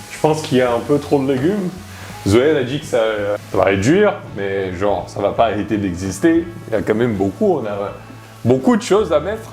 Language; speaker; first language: French; non-native, fluent; Portuguese